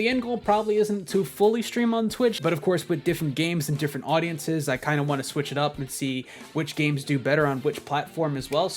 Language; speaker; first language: English; native; English